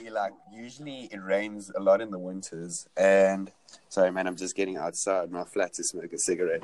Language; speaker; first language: English; non-native, local second language; Afrikaans